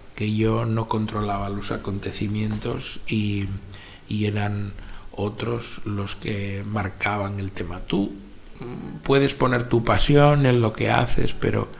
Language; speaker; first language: Spanish; native; Spanish